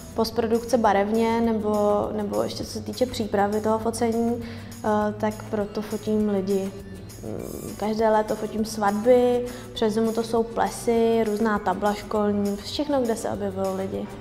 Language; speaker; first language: Czech; native; Czech